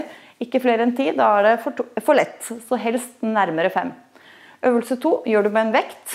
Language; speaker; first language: Norwegian; native; Norwegian